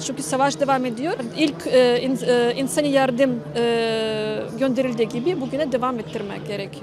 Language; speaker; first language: Turkish; non-native, learner; Ukrainian